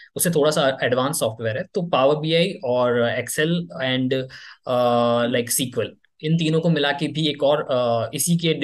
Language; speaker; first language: Hindi; native; Hindi